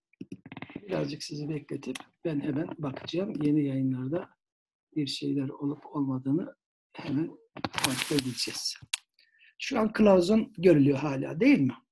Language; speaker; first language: Turkish; native; Turkish